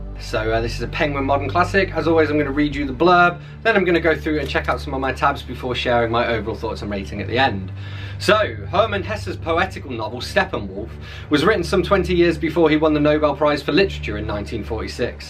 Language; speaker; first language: English; native; English